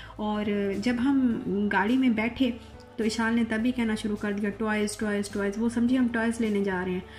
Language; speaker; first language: Urdu; non-native, local second language; Saraiki